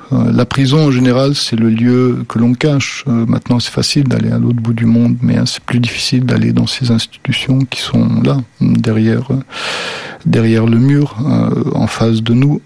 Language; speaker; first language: French; early bilingual, other home language; Slovenian